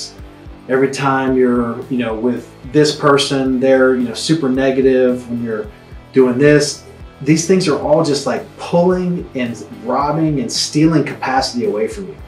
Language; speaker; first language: English; native; English